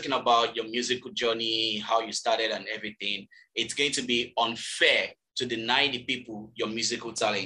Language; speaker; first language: English; non-native, local second language; Yoruba